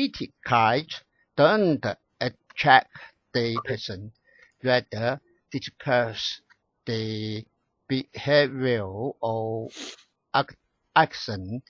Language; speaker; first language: English; non-native, learner; Chinese